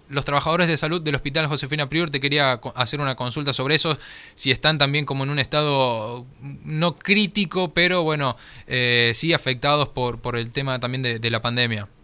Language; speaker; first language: Spanish; native; Spanish